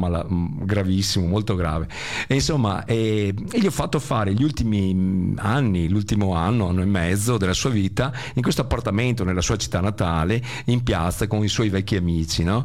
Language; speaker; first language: Italian; native; Italian